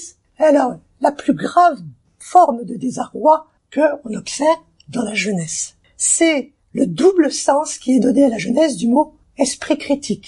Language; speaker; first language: French; native; French